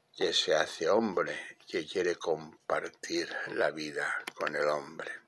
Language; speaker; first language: Spanish; native; Spanish